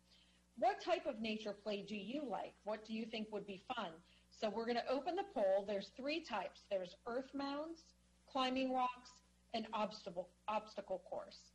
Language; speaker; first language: English; native; English